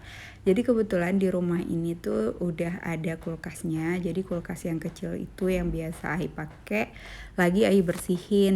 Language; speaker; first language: Indonesian; native; Indonesian